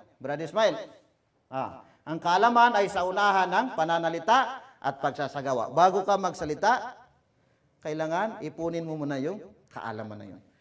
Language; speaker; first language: Filipino; non-native, local second language; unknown